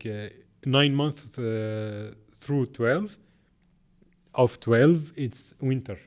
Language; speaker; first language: English; non-native, fluent; Arabic